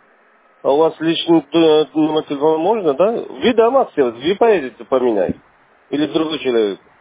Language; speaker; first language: Russian; non-native, learner; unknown